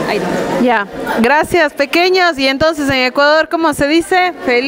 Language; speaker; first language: Spanish; native; Spanish